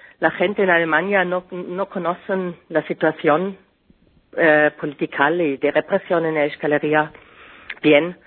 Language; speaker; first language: Spanish; non-native, learner; German